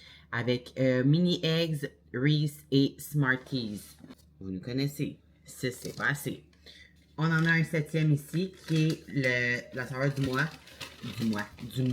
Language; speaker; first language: French; native; French